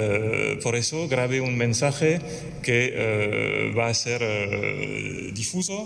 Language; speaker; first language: Spanish; non-native, fluent; French